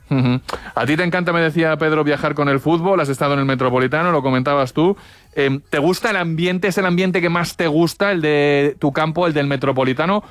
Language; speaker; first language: Spanish; native; Spanish